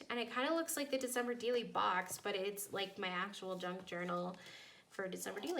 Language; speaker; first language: English; native; English